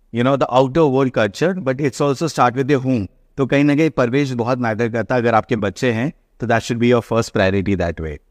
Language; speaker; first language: Hindi; native; Hindi